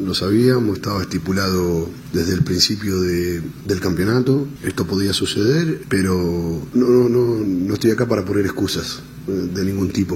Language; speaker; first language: Spanish; native; Spanish